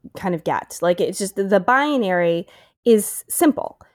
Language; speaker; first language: English; native; English